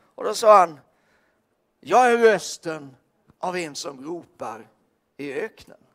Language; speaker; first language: Swedish; native; Swedish